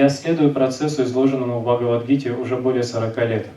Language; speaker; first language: Russian; native; Russian